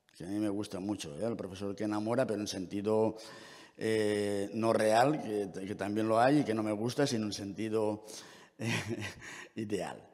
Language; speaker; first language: Spanish; native; Spanish